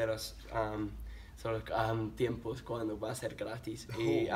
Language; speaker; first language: Spanish; non-native, learner; English